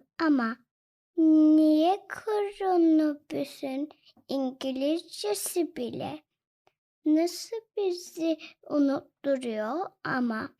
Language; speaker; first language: Turkish; early bilingual, heritage; Turkish